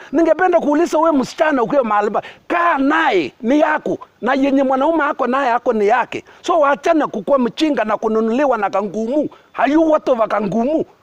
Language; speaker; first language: Swahili; non-native, local second language; Kalenjin